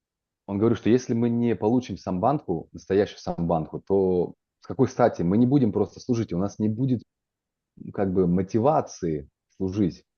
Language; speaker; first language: Russian; native; Russian